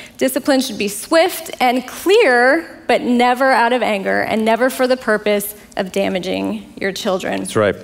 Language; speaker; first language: English; native; English